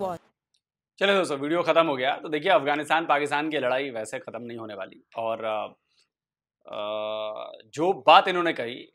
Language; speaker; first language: Hindi; native; Hindi